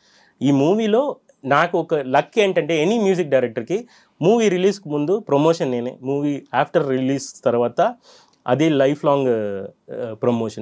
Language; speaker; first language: Telugu; non-native, fluent; Tamil